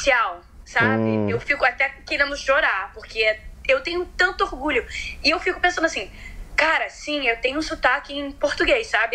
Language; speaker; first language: Portuguese; early bilingual, heritage; Portuguese